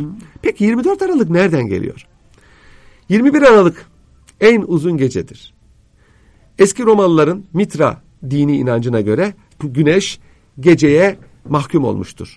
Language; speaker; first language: Turkish; native; Turkish